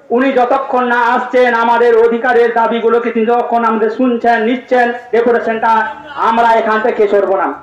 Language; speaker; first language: Bangla; non-native, local second language; Santali